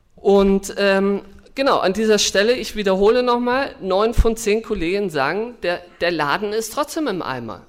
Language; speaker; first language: German; native; German